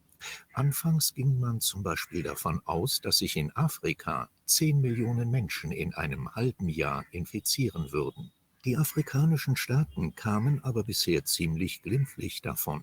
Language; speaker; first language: German; non-native, learner; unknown